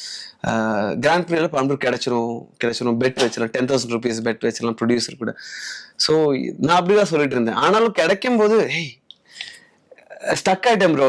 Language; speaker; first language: Tamil; non-native, learner; Malayalam